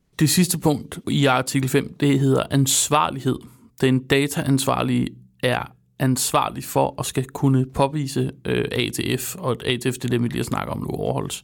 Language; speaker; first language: Danish; native; Danish